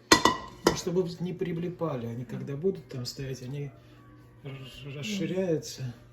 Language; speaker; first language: Russian; native; Russian